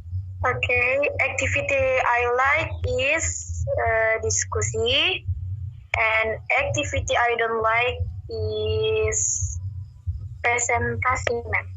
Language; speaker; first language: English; non-native, learner; Indonesian